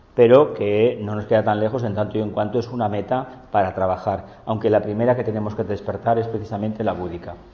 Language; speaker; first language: Spanish; native; Spanish